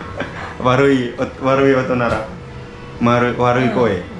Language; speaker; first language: Japanese; non-native, learner; Indonesian